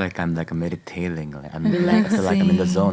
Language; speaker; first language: English; non-native, fluent; Korean